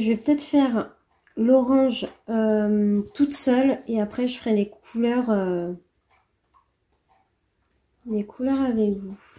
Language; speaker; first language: French; native; French